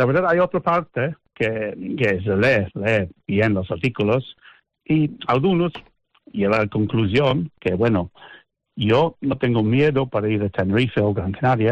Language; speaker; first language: Spanish; non-native, fluent; English